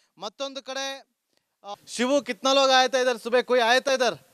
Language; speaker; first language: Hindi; non-native, local second language; Kannada